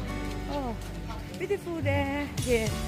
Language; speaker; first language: English; non-native, learner; Thai